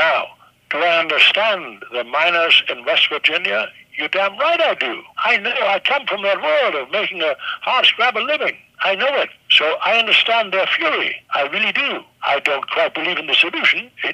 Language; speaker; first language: English; non-native, fluent; German